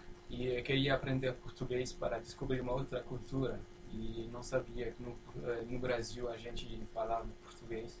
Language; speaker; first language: Portuguese; non-native, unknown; French